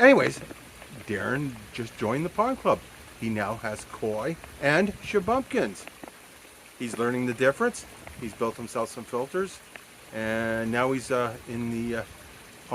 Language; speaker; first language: English; native; English